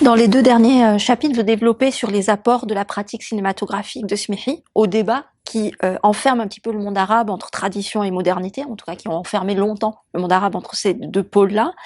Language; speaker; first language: French; native; French